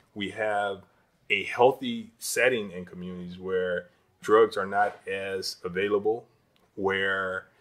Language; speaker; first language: English; native; English